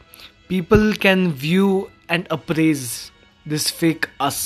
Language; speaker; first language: English; non-native, local second language; Hindi